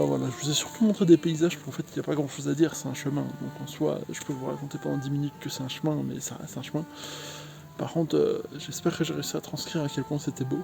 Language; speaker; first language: French; native; French